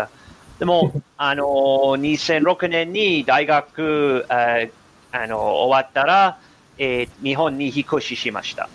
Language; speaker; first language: Japanese; non-native, learner; English